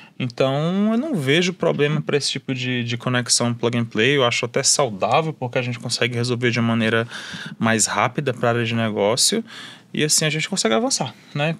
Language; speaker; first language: Portuguese; native; Portuguese